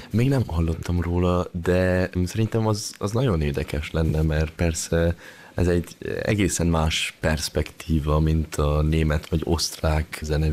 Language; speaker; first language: Hungarian; early bilingual, heritage; Hungarian